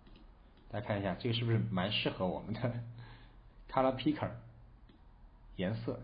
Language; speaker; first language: Chinese; native; Chinese